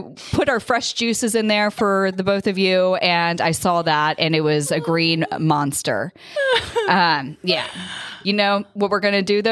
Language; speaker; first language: English; native; English